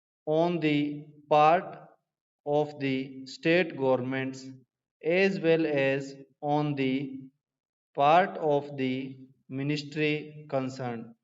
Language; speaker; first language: English; non-native, local second language; Hindi